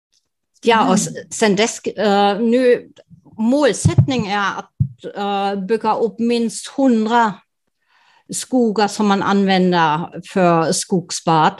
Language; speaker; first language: Swedish; non-native, fluent; German